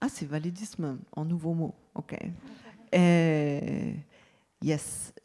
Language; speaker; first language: French; non-native, fluent; German